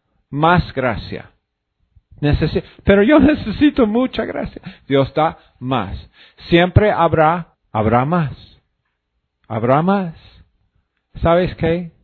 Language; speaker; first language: Spanish; non-native, fluent; English